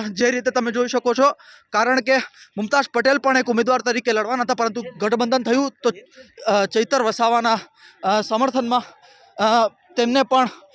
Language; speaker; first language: Gujarati; native; Gujarati